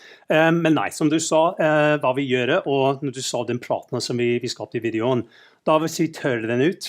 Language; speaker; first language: Norwegian; non-native, fluent; English